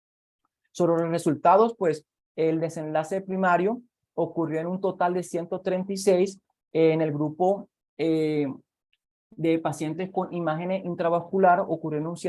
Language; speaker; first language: Spanish; native; Spanish